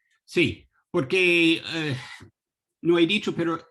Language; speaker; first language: Spanish; non-native, learner; English